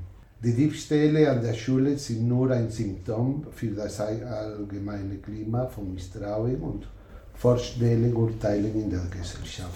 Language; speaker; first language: German; non-native, learner; Spanish